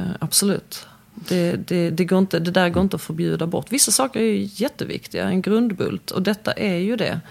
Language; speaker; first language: Swedish; early bilingual, other home language; Polish